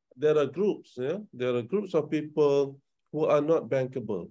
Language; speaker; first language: English; non-native, local second language; Malay